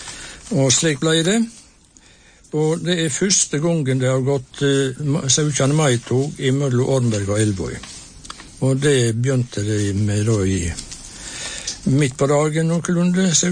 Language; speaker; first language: Norwegian; native; Norwegian